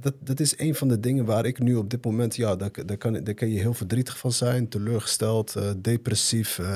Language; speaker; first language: Dutch; early bilingual, other home language; Arabic